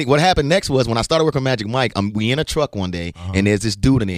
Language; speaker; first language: English; native; English